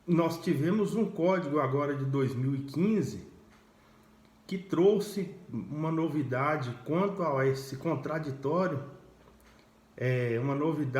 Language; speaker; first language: Portuguese; native; Portuguese